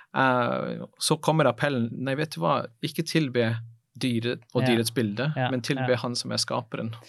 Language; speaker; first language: Norwegian; non-native, fluent; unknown